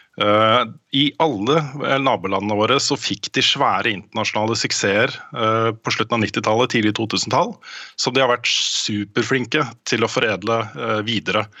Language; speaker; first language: Norwegian; native; Norwegian